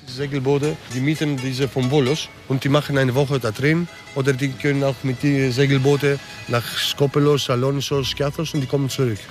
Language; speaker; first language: German; early bilingual, other home language; Greek